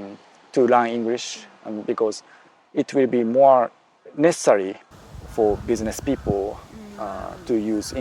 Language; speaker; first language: English; non-native, fluent; Japanese